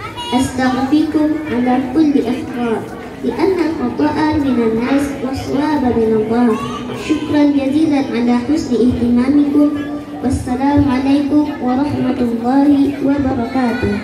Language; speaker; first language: Arabic; non-native, learner; Indonesian